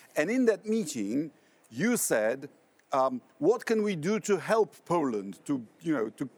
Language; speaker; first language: English; non-native, fluent; Polish